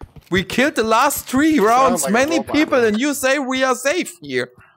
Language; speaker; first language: English; non-native, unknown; German